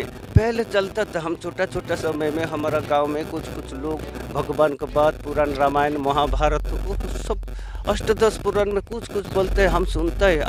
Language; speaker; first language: Hindi; non-native, local second language; Odia